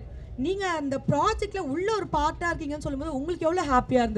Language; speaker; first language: Tamil; native; Tamil